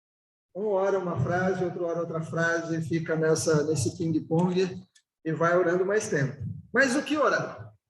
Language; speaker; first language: Portuguese; native; Portuguese